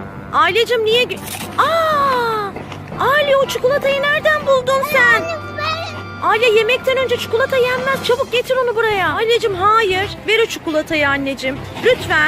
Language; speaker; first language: Turkish; native; Turkish